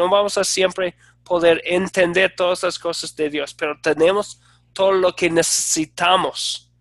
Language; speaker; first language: Spanish; non-native, fluent; English